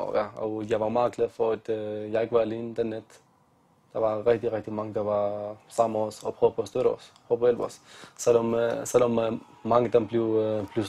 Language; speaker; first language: Danish; non-native, fluent; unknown